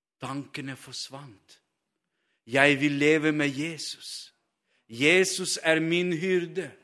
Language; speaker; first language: Norwegian; non-native, fluent; Ukrainian